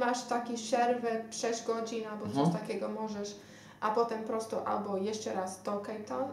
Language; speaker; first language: Polish; non-native, learner; Xhosa